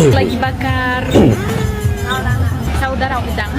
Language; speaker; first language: Indonesian; non-native, learner; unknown